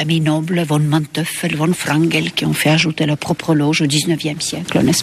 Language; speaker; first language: French; non-native, fluent; Estonian